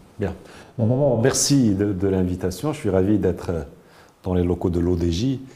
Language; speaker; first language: French; non-native, local second language; Arabic